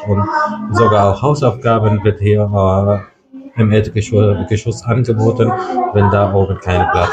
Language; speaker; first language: German; non-native, fluent; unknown